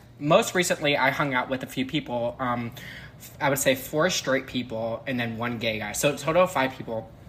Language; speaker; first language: English; native; English